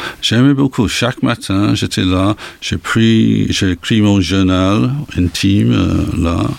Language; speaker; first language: French; non-native, learner; English